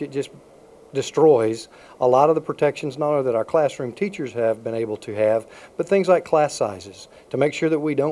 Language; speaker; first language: English; native; English